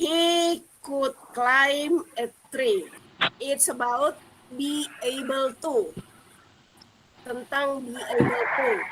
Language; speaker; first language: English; non-native, learner; Indonesian